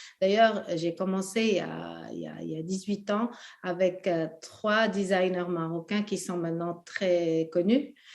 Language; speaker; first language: French; early bilingual, other home language; Arabic